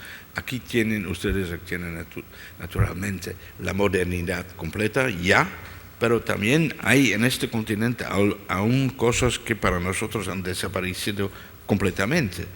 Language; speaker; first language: Spanish; non-native, fluent; Dutch